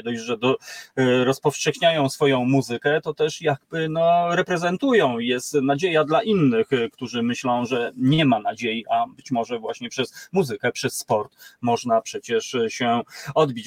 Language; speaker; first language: Polish; native; Polish